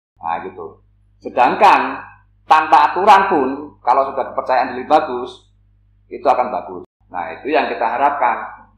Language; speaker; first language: Indonesian; native; Indonesian